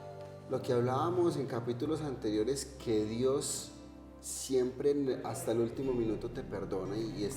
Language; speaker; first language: Spanish; native; Spanish